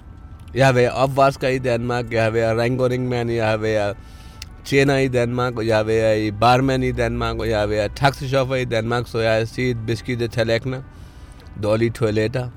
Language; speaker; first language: Danish; non-native, fluent; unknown